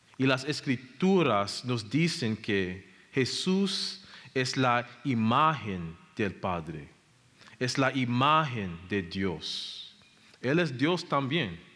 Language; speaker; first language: Spanish; non-native, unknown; English